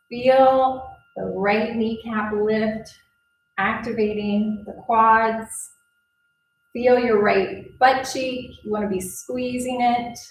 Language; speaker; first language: English; native; English